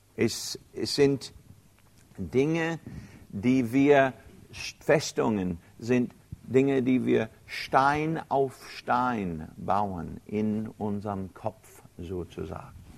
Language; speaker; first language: German; non-native, fluent; English